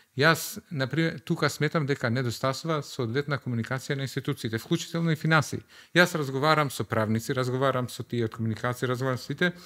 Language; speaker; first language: Macedonian; non-native, local second language; Albanian